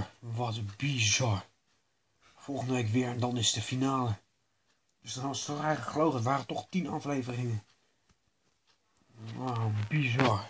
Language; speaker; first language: Dutch; native; Dutch